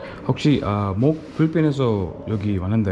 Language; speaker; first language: Korean; non-native, fluent; Tamil